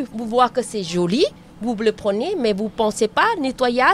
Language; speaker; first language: French; non-native, learner; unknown